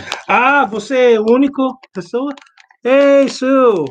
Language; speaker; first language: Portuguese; non-native, learner; English